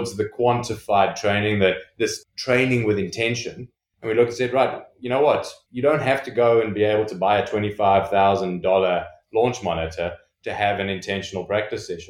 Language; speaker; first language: English; native; English